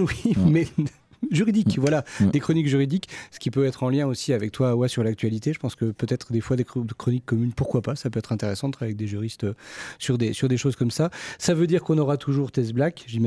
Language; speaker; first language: French; native; French